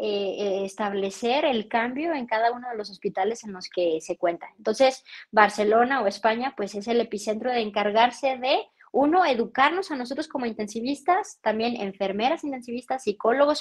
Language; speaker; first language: Spanish; native; Spanish